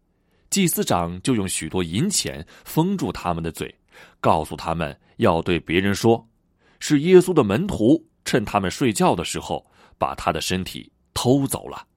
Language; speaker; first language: Chinese; native; Chinese